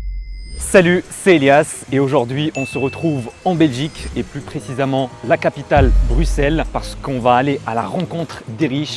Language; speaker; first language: French; native; French